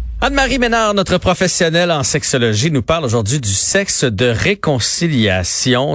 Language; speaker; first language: French; native; French